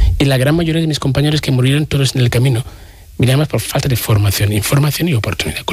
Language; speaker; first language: Spanish; non-native, fluent; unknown